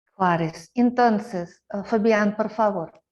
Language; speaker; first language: Spanish; non-native, fluent; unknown